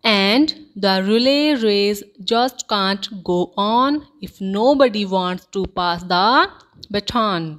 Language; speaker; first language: English; non-native, local second language; Punjabi